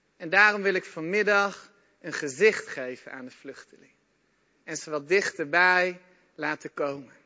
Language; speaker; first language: Dutch; native; Dutch